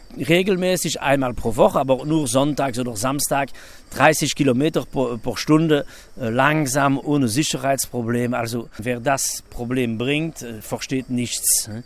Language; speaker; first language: German; non-native, local second language; French